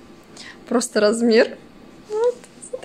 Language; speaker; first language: Russian; native; Russian